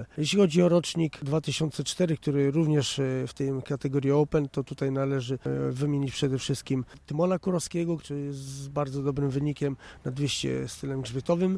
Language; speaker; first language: Polish; native; Polish